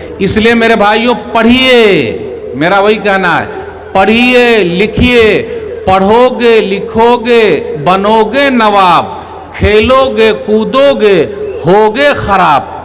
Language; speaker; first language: Hindi; native; Hindi